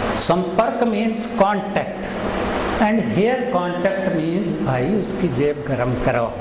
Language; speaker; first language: Hindi; non-native, local second language; Punjabi